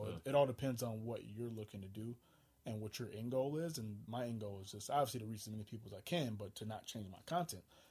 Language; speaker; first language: English; native; English